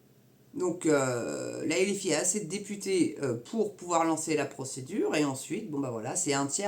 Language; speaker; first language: French; native; French